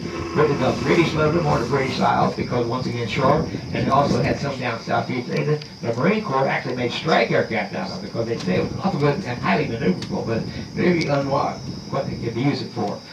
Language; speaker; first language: English; native; English